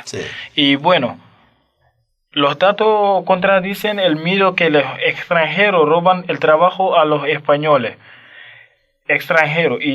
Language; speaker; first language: Spanish; non-native, learner; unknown